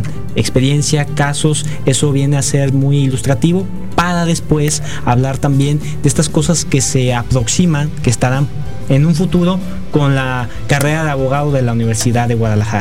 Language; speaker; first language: Spanish; native; Spanish